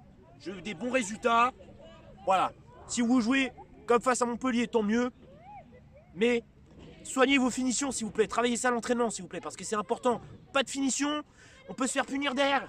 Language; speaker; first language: French; native; French